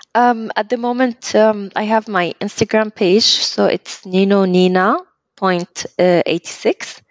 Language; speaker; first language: English; early bilingual, other home language; Arabic